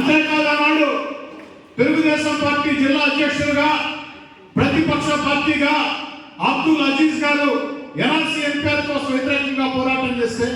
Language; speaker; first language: Telugu; native; Telugu